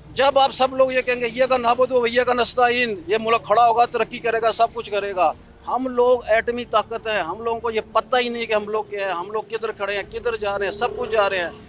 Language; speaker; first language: Urdu; non-native, local second language; Punjabi